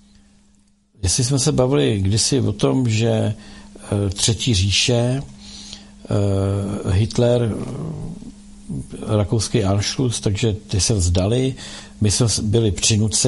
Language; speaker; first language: Czech; native; Czech